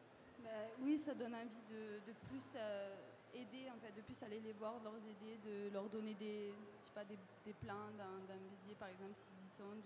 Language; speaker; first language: French; native; French